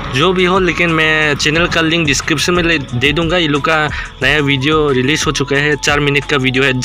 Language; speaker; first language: Hindi; non-native, learner; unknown